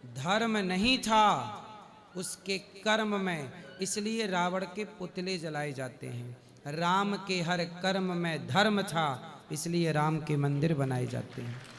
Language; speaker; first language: Hindi; native; Hindi